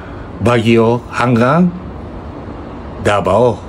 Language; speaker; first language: Filipino; non-native, learner; Japanese